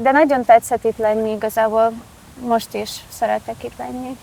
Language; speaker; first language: Hungarian; non-native, learner; Ukrainian